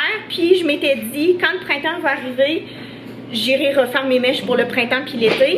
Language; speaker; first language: French; native; French